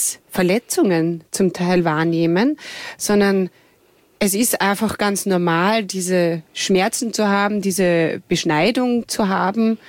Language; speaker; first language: German; native; German